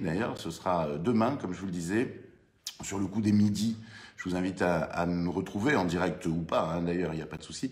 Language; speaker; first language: French; native; French